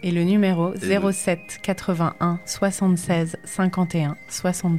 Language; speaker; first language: French; native; French